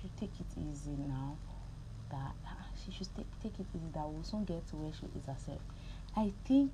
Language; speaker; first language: English; non-native, local second language; Yoruba